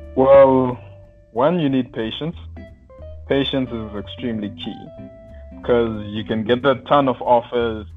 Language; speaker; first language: English; non-native, local second language; Shona